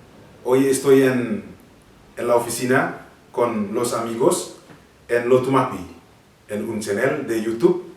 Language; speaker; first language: Spanish; non-native, fluent; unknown